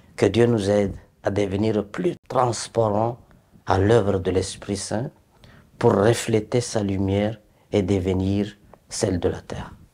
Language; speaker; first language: French; native; French